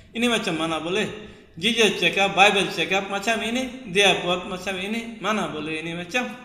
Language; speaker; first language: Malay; non-native, local second language; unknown